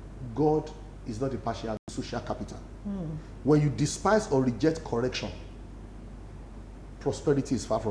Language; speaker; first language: English; non-native, local second language; Yoruba